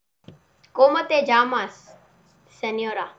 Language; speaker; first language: Spanish; non-native, learner; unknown